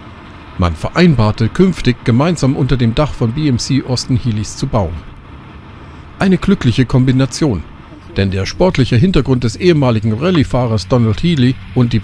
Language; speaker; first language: German; native; German